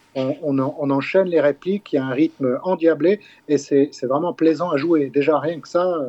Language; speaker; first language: French; native; French